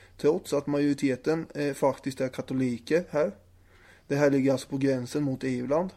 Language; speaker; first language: Swedish; native; Swedish